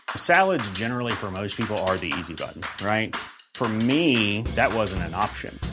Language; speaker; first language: English; native; English